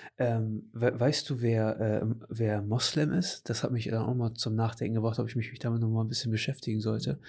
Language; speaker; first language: German; early bilingual, other home language; Portuguese